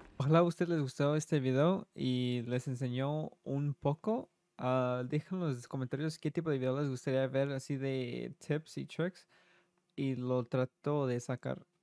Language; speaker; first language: Spanish; early bilingual, heritage; Spanish